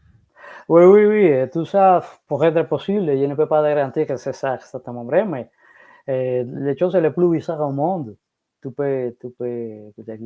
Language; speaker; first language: French; non-native, fluent; Spanish